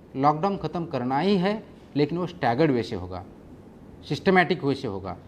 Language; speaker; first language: Hindi; non-native, local second language; Marathi